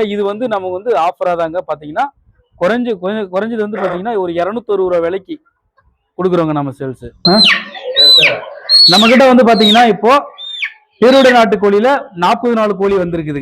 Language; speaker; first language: Tamil; native; Tamil